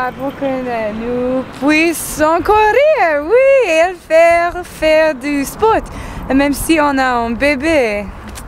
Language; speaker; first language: French; non-native, learner; English